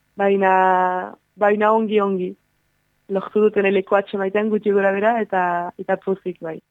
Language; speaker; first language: Basque; native; Basque